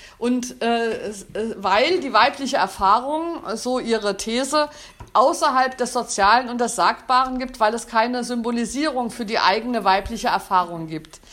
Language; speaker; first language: German; native; German